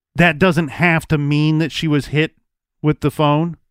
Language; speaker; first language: English; native; English